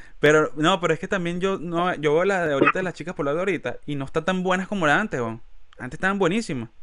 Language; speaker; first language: Spanish; native; Spanish